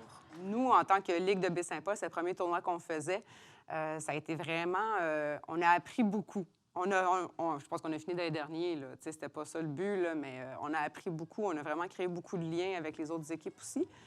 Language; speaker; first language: French; native; French